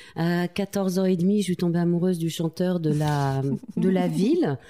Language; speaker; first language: French; native; French